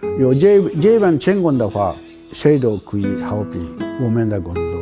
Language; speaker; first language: Chinese; non-native, learner; Japanese